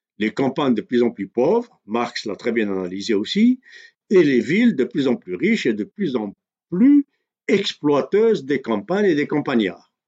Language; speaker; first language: French; non-native, local second language; Kabyle